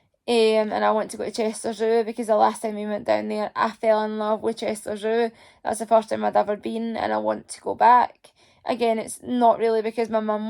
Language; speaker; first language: English; native; English